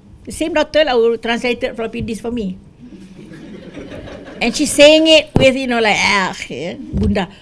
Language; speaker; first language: English; non-native, local second language; Malay